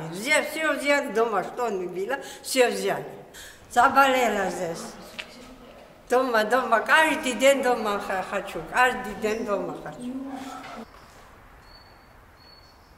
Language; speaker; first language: Russian; non-native, local second language; Georgian